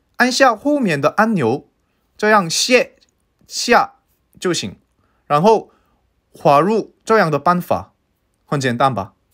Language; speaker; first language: Chinese; non-native, fluent; Korean